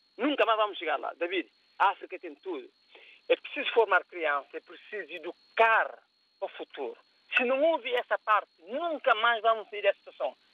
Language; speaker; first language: Portuguese; non-native, local second language; Kabuverdianu